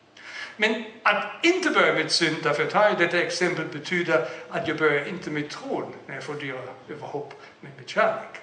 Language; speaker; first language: Swedish; non-native, fluent; German